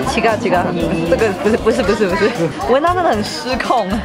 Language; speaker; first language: Chinese; native; Chinese